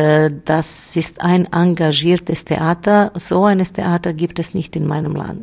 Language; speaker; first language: German; non-native, fluent; Bosnian